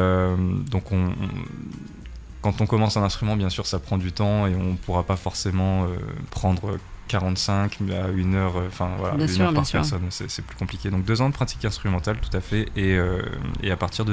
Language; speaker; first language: French; native; French